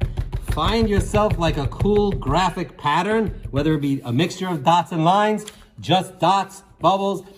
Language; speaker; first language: English; native; English